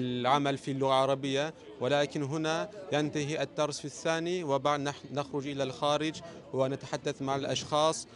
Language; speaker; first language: Arabic; non-native, learner; Turkish